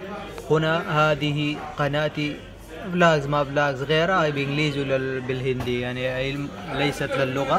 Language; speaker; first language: Arabic; non-native, fluent; Pashto